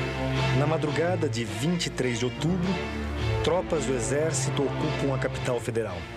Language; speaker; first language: Portuguese; native; Portuguese